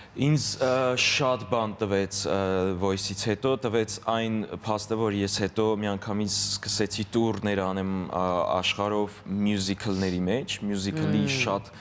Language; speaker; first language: Armenian; early bilingual, heritage; Armenian